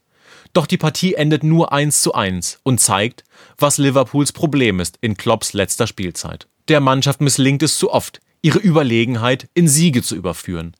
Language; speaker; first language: German; native; German